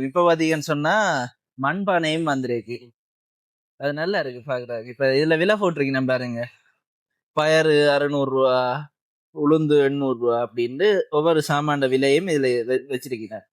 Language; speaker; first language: Tamil; native; Tamil